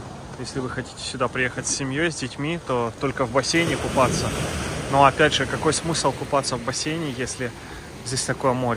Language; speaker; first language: Russian; native; Russian